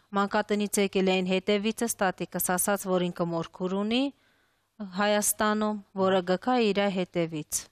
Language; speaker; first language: Armenian; early bilingual, other home language; Russian